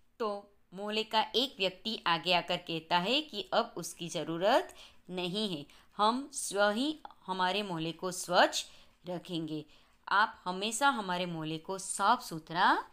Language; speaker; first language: Hindi; non-native, local second language; Gujarati